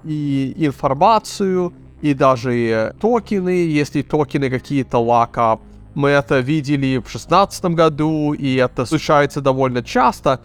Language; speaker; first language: Russian; early bilingual, heritage; Russian